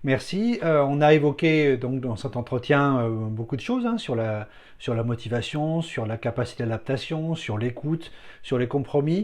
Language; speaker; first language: French; native; French